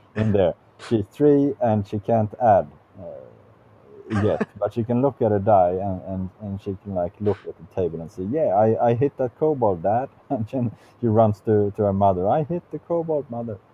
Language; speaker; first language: English; non-native, fluent; Swedish